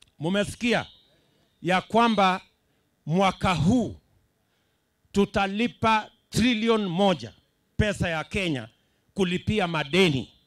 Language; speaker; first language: Swahili; non-native, local second language; Kalenjin